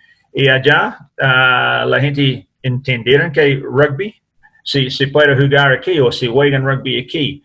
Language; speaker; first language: Spanish; non-native, learner; English